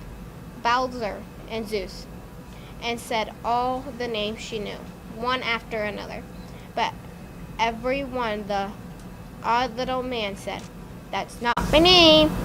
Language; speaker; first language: English; native; English